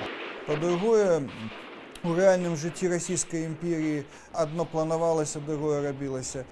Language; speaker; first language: Belarusian; native; Belarusian